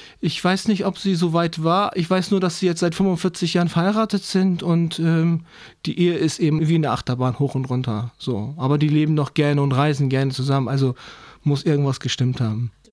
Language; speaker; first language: German; early bilingual, other home language; Turkish